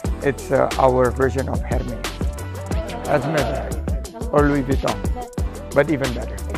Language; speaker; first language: English; non-native, fluent; Indonesian